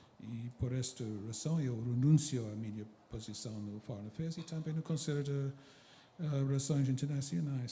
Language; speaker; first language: Portuguese; non-native, fluent; English